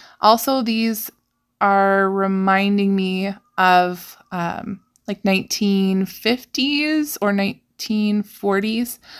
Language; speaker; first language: English; native; English